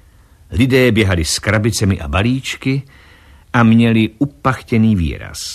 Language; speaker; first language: Czech; native; Czech